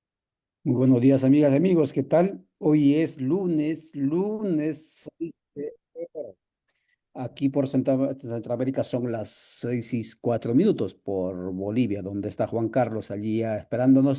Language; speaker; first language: Spanish; native; Spanish